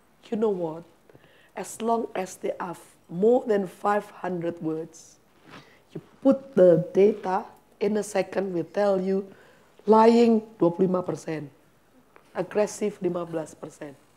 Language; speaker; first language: English; non-native, fluent; Indonesian